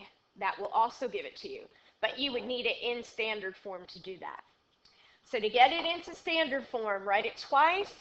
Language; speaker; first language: English; native; English